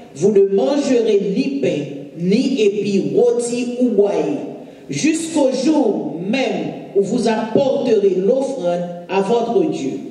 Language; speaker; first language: French; non-native, local second language; Haitian Creole